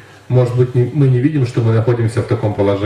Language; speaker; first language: Russian; native; Russian